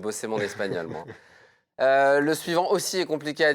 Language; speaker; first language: French; native; French